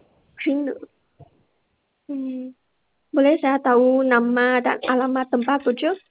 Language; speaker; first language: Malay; non-native, local second language; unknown